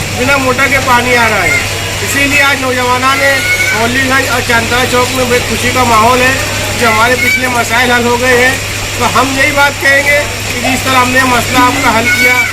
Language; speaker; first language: Hindi; native; Hindi